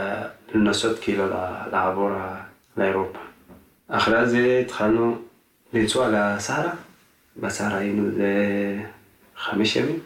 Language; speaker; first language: Hebrew; non-native, fluent; Tigrinya